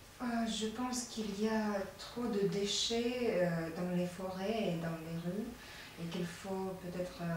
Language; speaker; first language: French; non-native, learner; Latvian